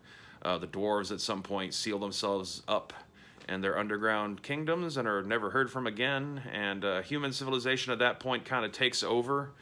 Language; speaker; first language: English; native; English